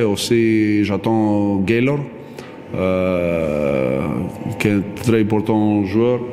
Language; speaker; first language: French; non-native, fluent; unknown